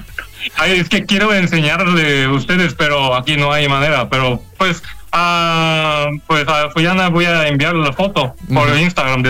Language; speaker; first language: Spanish; non-native, fluent; Korean